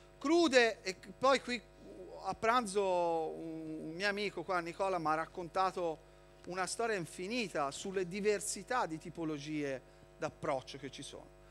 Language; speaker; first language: Italian; native; Italian